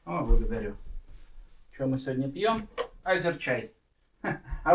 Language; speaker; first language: Russian; native; Russian